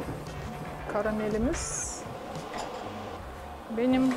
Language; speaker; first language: Turkish; non-native, fluent; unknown